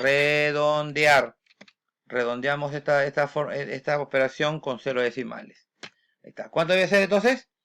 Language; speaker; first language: Spanish; native; Spanish